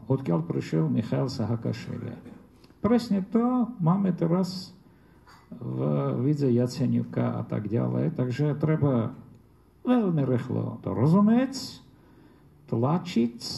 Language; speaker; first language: Slovak; non-native, fluent; Armenian